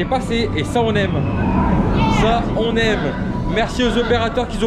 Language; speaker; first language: French; native; French